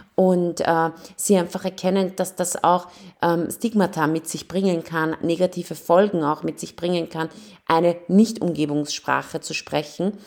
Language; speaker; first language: German; early bilingual, other home language; Persian